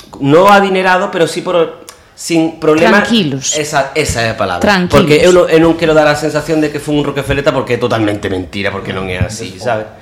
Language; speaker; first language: Galician; non-native, local second language; Spanish